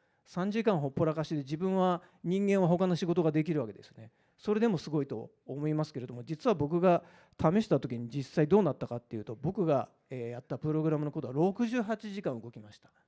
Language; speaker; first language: Japanese; native; Japanese